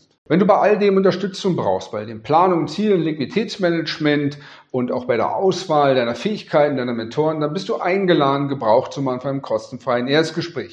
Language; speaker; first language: German; native; German